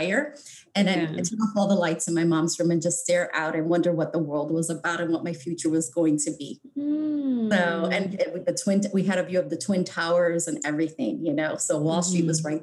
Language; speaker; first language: English; native; English